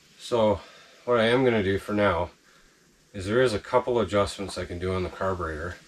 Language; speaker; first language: English; native; English